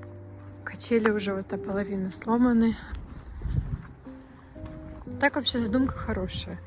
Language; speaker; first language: Russian; native; Russian